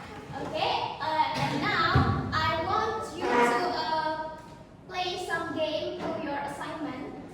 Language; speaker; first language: English; non-native, learner; Indonesian